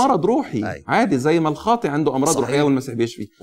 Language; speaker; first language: Arabic; native; Arabic